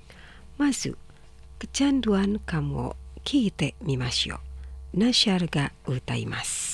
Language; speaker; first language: Japanese; non-native, fluent; Indonesian